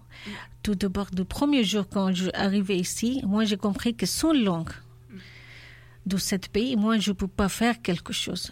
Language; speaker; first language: French; non-native, learner; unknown